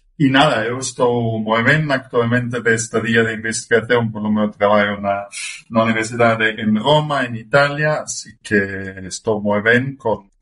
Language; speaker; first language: Galician; non-native, fluent; German